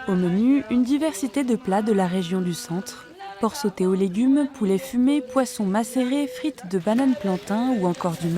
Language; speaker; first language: French; native; French